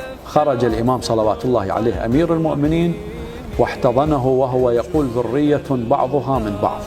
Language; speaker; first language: Arabic; native; Arabic